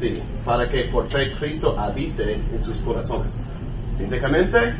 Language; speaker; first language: Spanish; non-native, learner; English